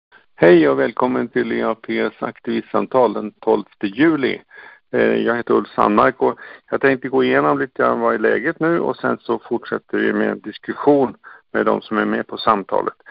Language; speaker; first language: Swedish; native; Swedish